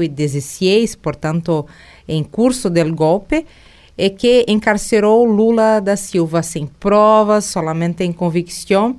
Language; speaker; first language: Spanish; non-native, learner; Portuguese